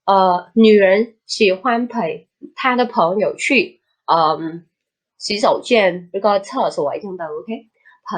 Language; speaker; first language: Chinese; non-native, fluent; Khmer